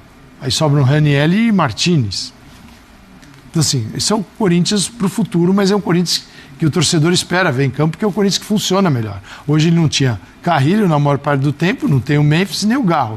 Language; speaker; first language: Portuguese; native; Portuguese